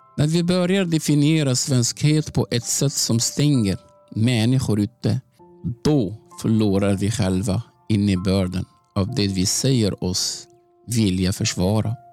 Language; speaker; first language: Swedish; non-native, fluent; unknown